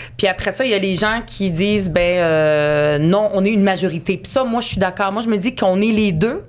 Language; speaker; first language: French; early bilingual, other home language; Arabic